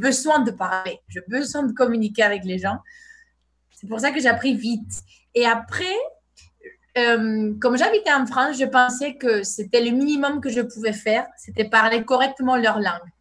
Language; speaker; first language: French; non-native, fluent; Spanish